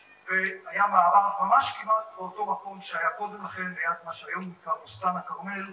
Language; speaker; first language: Hebrew; native; Hebrew